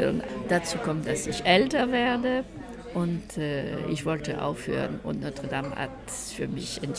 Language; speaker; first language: German; non-native, fluent; French